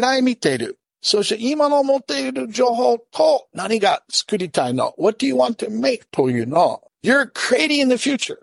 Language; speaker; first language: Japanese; non-native, fluent; English